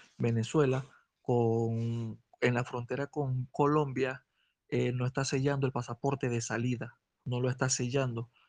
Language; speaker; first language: Spanish; native; Spanish